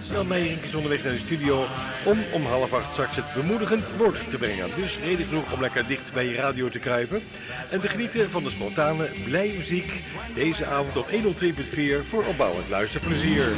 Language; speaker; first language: Dutch; native; Dutch